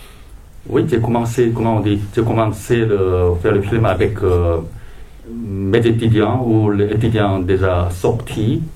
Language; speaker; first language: French; non-native, fluent; Korean